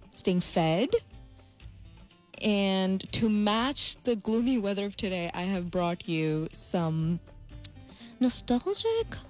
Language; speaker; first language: English; non-native, local second language; Malayalam